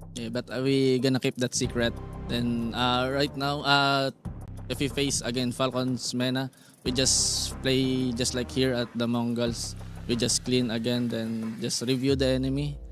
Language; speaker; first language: English; non-native, learner; Lao